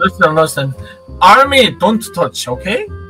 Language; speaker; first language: English; non-native, learner; Korean